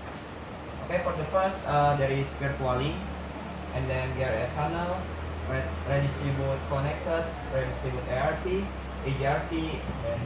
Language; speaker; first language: English; non-native, learner; Indonesian